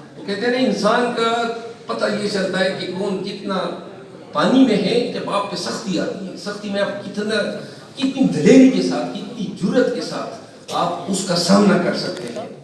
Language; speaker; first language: Urdu; non-native, local second language; Pashto